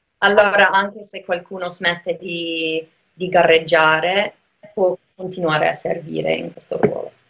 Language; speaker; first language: Italian; non-native, fluent; English